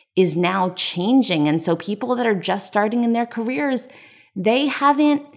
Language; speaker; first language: English; native; English